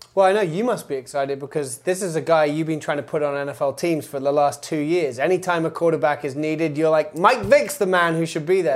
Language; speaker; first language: English; native; English